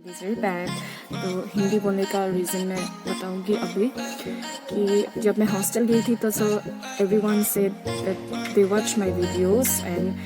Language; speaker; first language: Hindi; non-native, local second language; Assamese